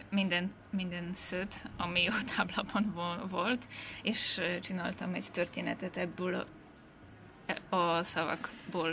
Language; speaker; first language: Hungarian; non-native, fluent; Polish